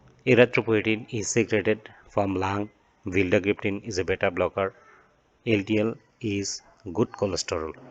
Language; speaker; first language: English; non-native, local second language; Bangla